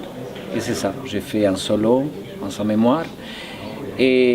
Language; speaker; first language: French; non-native, fluent; Spanish